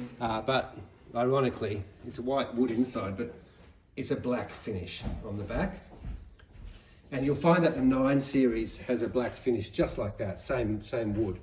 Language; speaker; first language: English; native; English